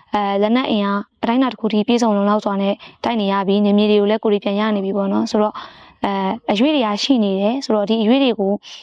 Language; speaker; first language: Burmese; native; Burmese